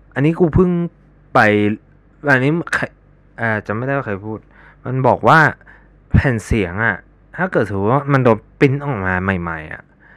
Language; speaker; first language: Thai; native; Thai